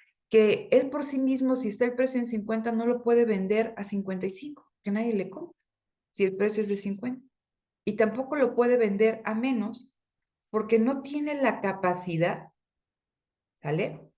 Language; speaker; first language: Spanish; native; Spanish